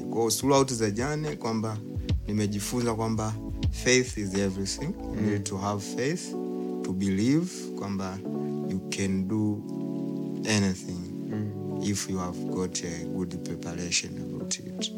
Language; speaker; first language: English; non-native, local second language; Swahili